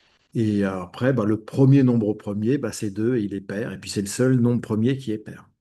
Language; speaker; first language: French; native; French